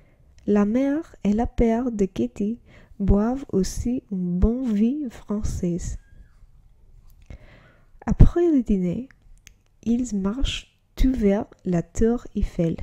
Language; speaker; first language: French; non-native, learner; English